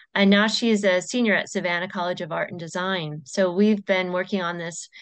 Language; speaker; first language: English; native; English